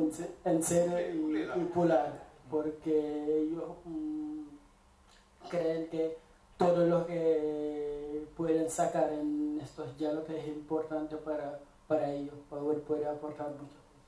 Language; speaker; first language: Spanish; non-native, fluent; Wolof